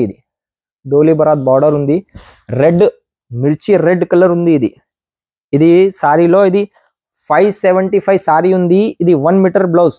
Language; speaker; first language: Telugu; non-native, local second language; Urdu